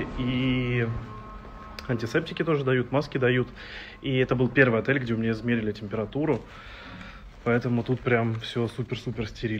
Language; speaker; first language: Russian; native; Russian